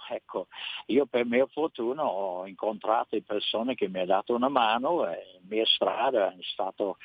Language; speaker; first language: Italian; non-native, fluent; English